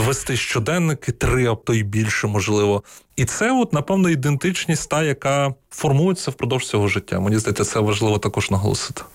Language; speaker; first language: Ukrainian; non-native, local second language; Russian